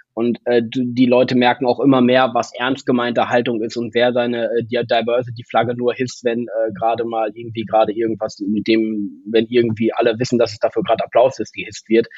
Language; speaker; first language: German; native; German